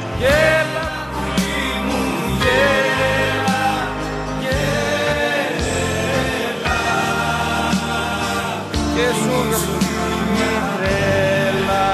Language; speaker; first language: Greek; native; Greek